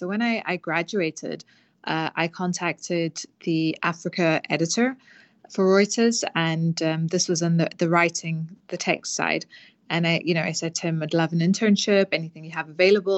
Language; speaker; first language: English; native; English